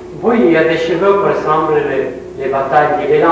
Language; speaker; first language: French; non-native, learner; Spanish